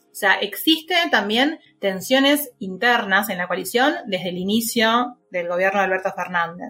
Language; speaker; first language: Spanish; native; Spanish